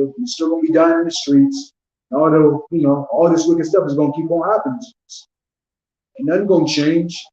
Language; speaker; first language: English; native; English